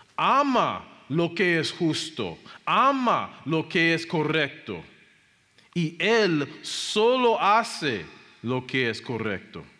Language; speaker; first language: Spanish; non-native, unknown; English